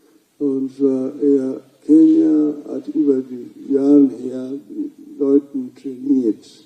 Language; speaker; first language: German; non-native, fluent; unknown